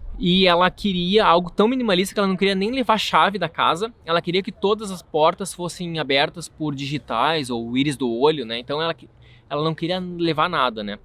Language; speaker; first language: Portuguese; native; Portuguese